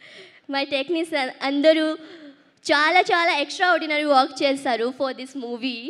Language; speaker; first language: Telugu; early bilingual, heritage; Telugu